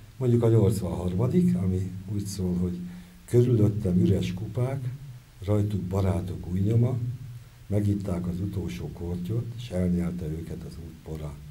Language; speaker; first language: Hungarian; native; Hungarian